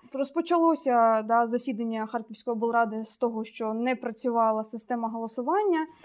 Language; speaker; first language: Ukrainian; native; Ukrainian